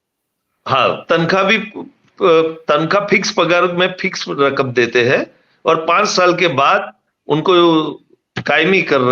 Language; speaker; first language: Hindi; non-native, local second language; Gujarati